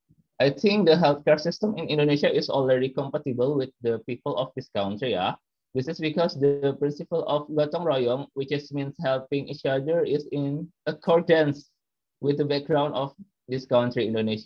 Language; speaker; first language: English; non-native, learner; Indonesian